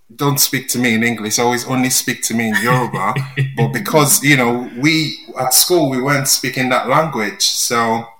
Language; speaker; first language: English; non-native, local second language; Yoruba